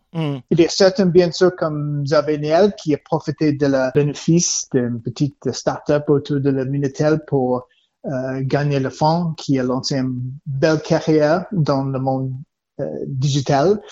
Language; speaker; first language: French; non-native, learner; English